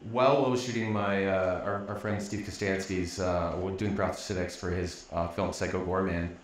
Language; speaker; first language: English; native; English